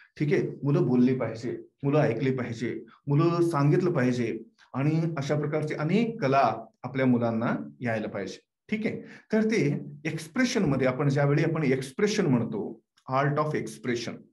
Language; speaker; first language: Marathi; non-native, fluent; Kannada